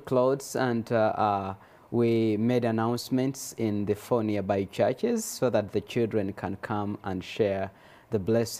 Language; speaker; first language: English; non-native, local second language; Ganda